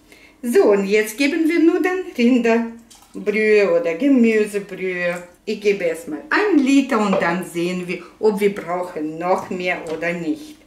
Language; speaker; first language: German; non-native, fluent; Russian